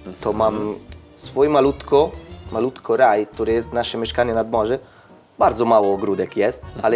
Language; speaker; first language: Polish; non-native, learner; Italian